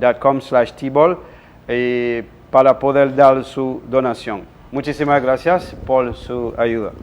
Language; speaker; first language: Spanish; non-native, local second language; Haitian Creole